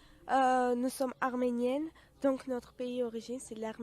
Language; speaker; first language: French; non-native, fluent; Armenian